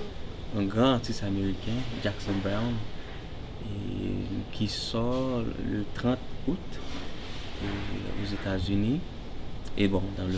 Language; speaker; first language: French; non-native, local second language; Haitian Creole